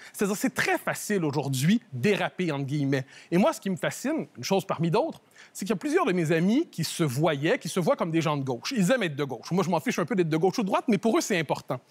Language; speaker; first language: French; native; French